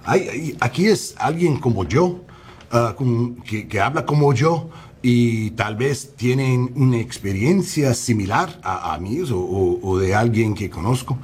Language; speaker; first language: Spanish; early bilingual, heritage; English